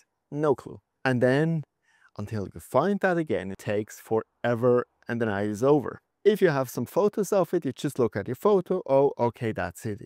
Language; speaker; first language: English; non-native, fluent; German